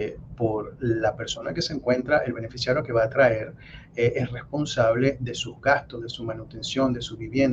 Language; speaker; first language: Spanish; native; Spanish